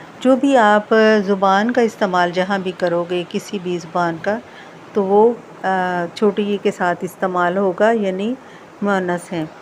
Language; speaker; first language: Urdu; native; Urdu